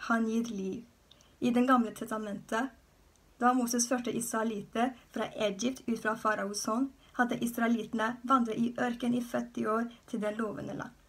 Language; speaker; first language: Norwegian; non-native, fluent; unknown